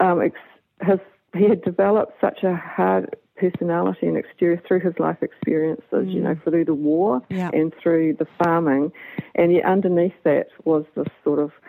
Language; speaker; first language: English; native; English